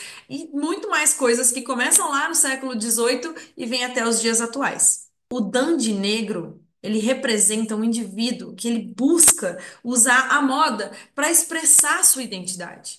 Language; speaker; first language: Portuguese; native; Portuguese